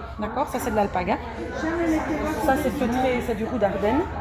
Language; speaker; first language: French; native; French